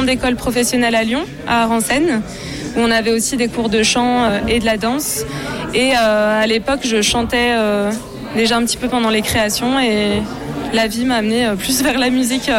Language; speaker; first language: French; native; French